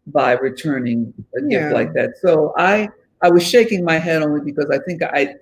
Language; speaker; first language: English; native; English